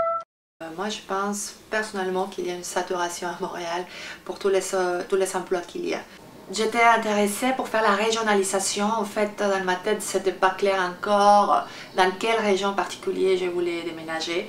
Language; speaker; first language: French; non-native, fluent; Spanish